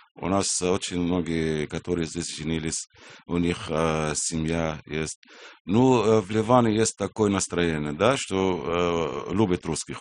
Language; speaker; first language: Russian; non-native, fluent; Arabic